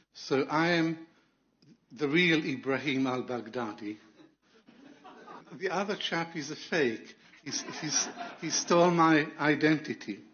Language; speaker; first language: English; non-native, fluent; Arabic